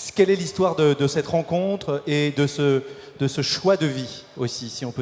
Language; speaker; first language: French; native; French